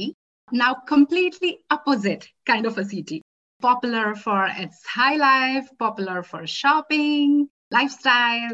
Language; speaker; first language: English; non-native, local second language; Marathi